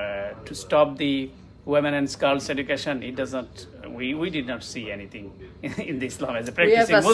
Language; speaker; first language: English; non-native, fluent; Bangla